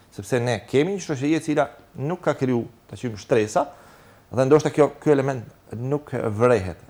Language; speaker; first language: Albanian; native; Albanian